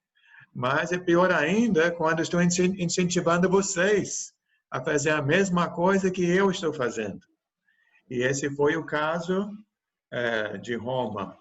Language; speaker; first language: Portuguese; native; Portuguese